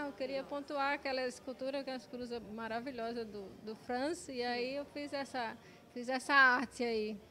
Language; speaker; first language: Portuguese; native; Portuguese